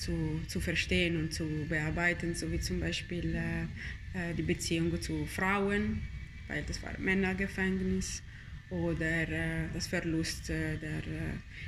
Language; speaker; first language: German; non-native, fluent; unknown